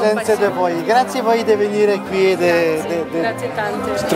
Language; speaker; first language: Italian; non-native, fluent; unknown